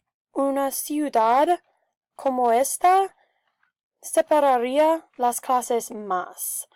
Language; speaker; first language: Spanish; non-native, learner; English